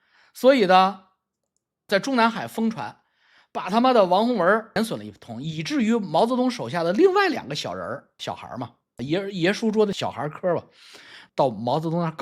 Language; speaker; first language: Chinese; native; Chinese